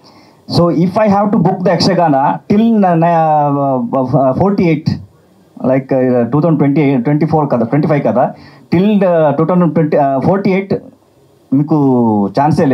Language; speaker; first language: Telugu; non-native, learner; Kannada